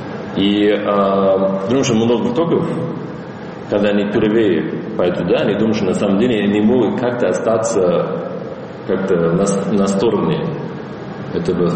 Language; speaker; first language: Russian; non-native, fluent; English